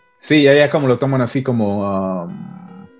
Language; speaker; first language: Spanish; early bilingual, heritage; Spanish